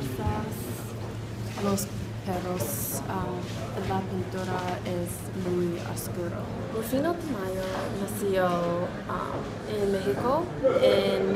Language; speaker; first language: Spanish; non-native, learner; English